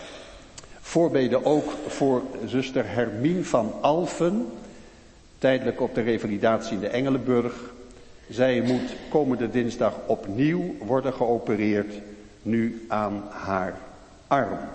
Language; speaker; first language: Dutch; native; Dutch